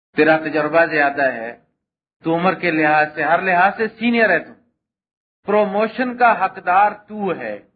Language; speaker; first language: Urdu; non-native, local second language; Punjabi